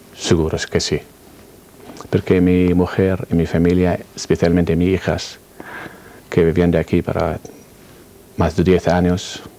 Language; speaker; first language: Spanish; non-native, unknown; Arabic